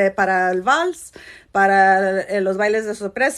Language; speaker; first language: Spanish; early bilingual, heritage; Spanish